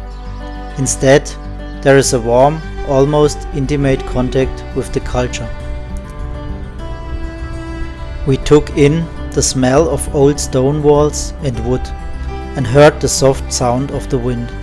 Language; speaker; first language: English; non-native, learner; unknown